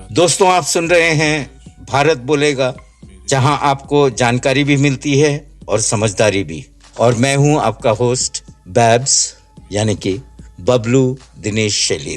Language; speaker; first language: Hindi; native; Hindi